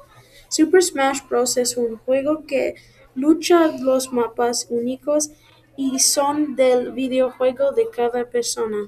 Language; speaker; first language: Spanish; non-native, learner; English